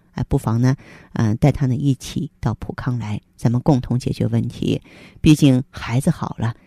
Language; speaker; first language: Chinese; native; Chinese